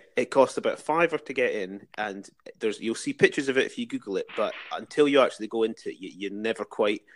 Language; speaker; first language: English; native; English